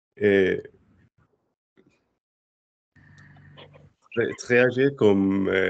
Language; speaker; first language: French; non-native, learner; English